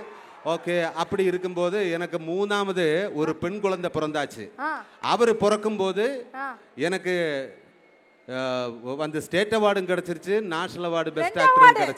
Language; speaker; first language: Tamil; non-native, local second language; Malayalam